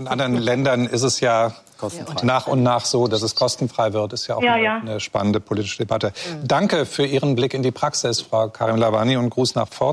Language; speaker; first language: German; native; German